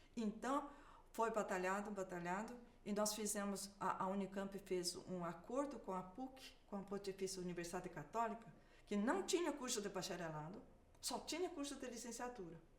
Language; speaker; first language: Portuguese; early bilingual, other home language; Japanese